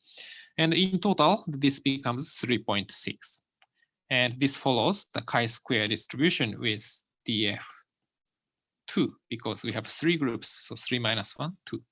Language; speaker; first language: English; non-native, fluent; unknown